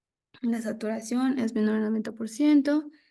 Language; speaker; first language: Spanish; native; Spanish